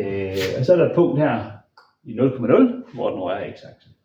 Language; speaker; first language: Danish; native; Danish